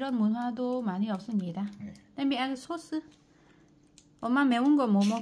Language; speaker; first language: Korean; non-native, learner; Vietnamese